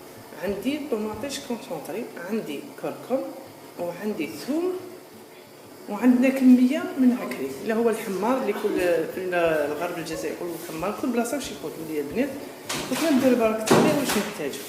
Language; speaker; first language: Arabic; native; Arabic